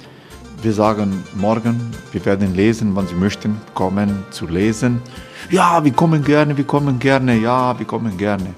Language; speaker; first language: German; non-native, learner; Croatian